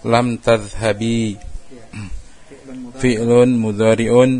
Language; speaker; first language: Arabic; non-native, learner; Indonesian